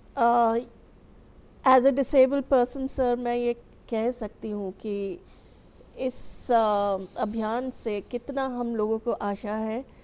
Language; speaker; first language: Hindi; native; Hindi